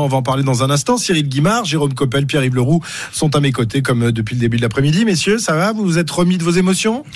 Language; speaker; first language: French; native; French